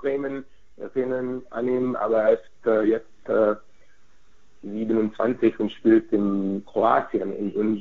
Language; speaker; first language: German; non-native, fluent; Hungarian